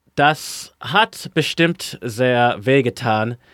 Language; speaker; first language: German; early bilingual, other home language; English